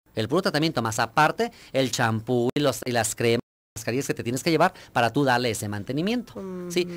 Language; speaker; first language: Spanish; native; Spanish